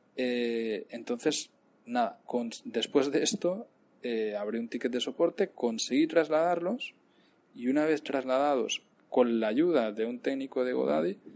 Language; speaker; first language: Spanish; native; Spanish